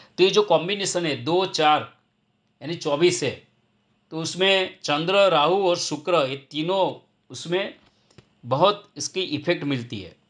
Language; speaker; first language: Hindi; non-native, local second language; Gujarati